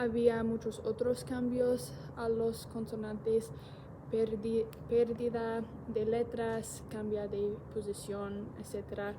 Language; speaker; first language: Spanish; non-native, learner; English